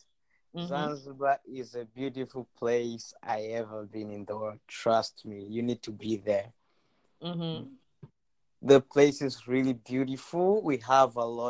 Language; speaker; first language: English; non-native, local second language; Swahili